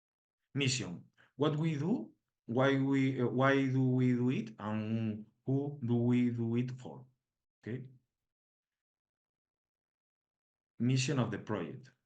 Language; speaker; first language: English; non-native, learner; Spanish